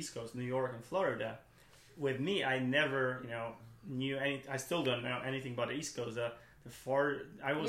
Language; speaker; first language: English; non-native, fluent; German